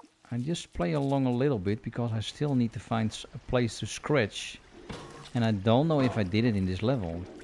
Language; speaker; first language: English; non-native, fluent; Dutch